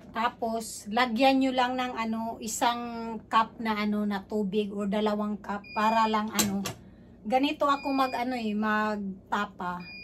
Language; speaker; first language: Filipino; non-native, local second language; Cebuano